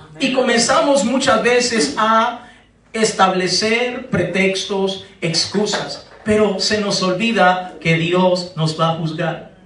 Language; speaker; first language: Spanish; native; Spanish